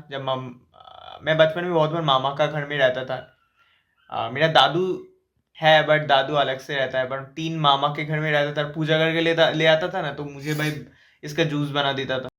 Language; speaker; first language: Hindi; non-native, local second language; Bangla